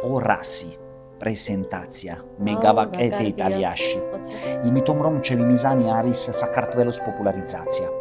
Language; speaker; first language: Georgian; non-native, learner; Italian